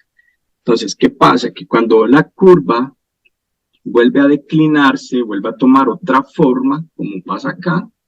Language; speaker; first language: Spanish; native; Spanish